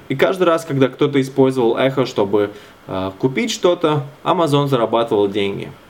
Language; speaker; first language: Russian; native; Russian